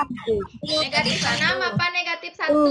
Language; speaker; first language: Indonesian; native; Indonesian